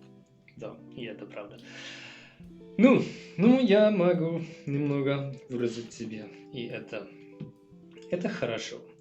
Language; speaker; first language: Russian; non-native, learner; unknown